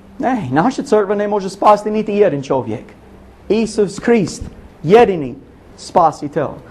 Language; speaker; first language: Bosnian; non-native, learner; English